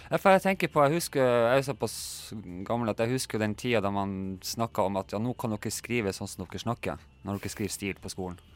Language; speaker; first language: Norwegian; native; Norwegian